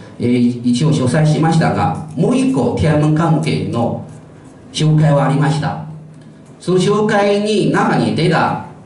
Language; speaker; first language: Japanese; non-native, fluent; Chinese